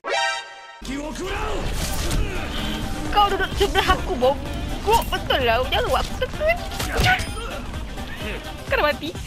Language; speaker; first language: Malay; native; Malay